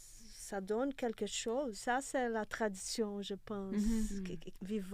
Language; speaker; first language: French; non-native, fluent; Portuguese